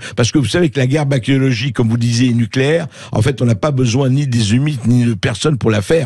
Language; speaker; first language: French; native; French